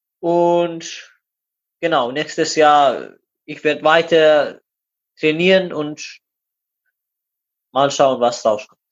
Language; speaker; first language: German; non-native, learner; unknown